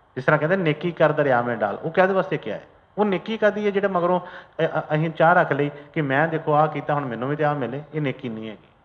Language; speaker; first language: Hindi; non-native, local second language; Punjabi